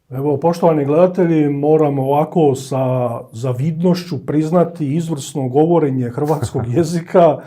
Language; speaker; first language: Bosnian; native; Bosnian